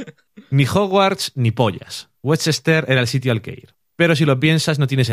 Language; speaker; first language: Spanish; native; Spanish